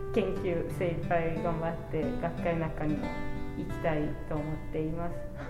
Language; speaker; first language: Japanese; non-native, fluent; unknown